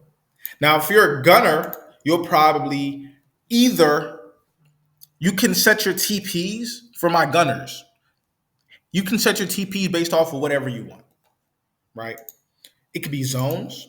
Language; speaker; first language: English; native; English